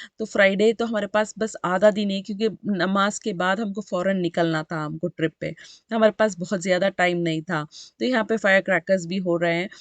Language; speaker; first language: Hindi; non-native, local second language; Urdu